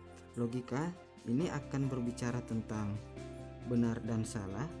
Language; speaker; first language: Indonesian; native; Indonesian